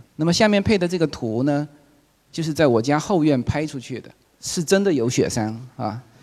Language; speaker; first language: Chinese; native; Chinese